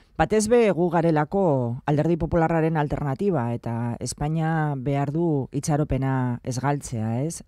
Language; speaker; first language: Basque; non-native, local second language; Spanish